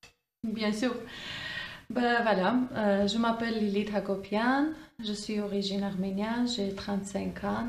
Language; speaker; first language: French; non-native, fluent; Armenian